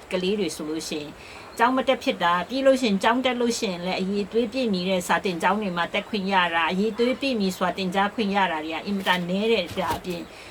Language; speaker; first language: Burmese; non-native, local second language; Kachin